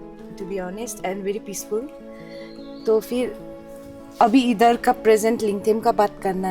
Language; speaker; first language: Hindi; non-native, local second language; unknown